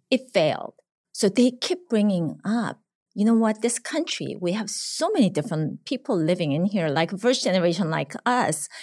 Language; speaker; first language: English; non-native, fluent; Korean